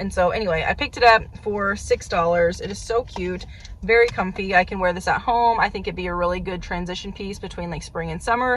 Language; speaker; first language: English; native; English